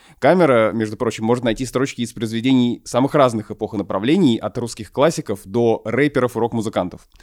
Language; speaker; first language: Russian; native; Russian